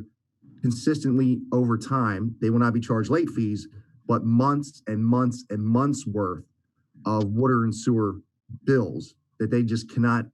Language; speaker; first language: English; native; English